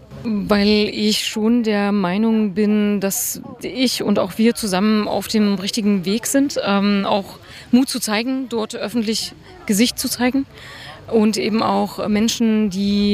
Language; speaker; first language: German; native; German